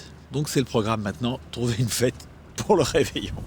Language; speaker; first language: French; native; French